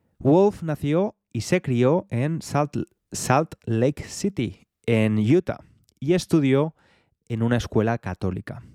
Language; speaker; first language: Spanish; native; Spanish